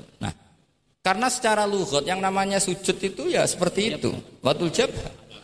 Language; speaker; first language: Indonesian; non-native, local second language; Javanese